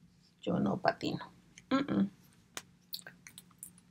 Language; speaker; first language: Spanish; non-native, learner; English